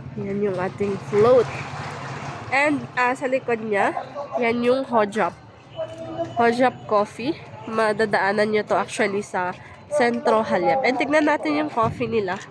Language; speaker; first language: Filipino; non-native, local second language; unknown